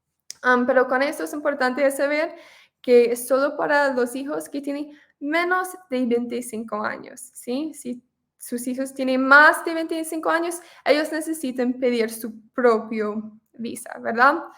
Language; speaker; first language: Spanish; non-native, fluent; English